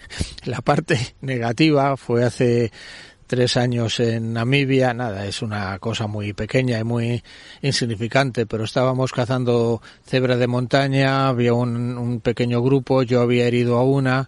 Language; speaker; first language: Spanish; native; Spanish